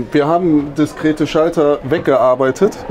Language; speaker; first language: German; native; German